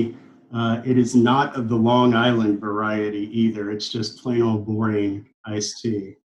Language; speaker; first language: English; native; English